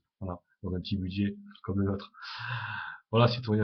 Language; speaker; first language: French; native; French